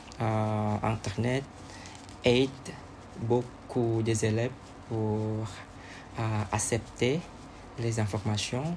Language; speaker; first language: French; non-native, learner; Indonesian